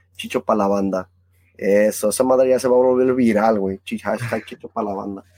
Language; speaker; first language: Spanish; early bilingual, heritage; Spanish